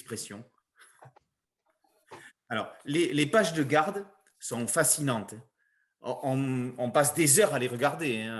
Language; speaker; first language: French; native; French